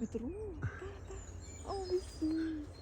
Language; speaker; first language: German; native; German